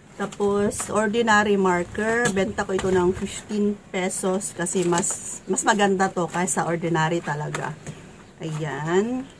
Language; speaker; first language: Filipino; native; Filipino